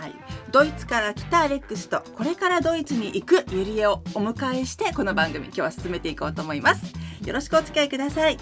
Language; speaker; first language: Japanese; native; Japanese